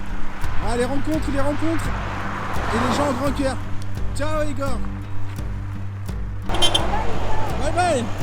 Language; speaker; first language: French; native; French